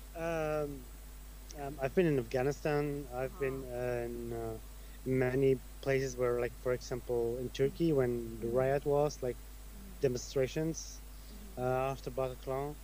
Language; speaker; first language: English; non-native, fluent; Italian